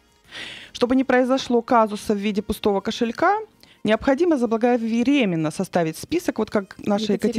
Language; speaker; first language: Russian; native; Russian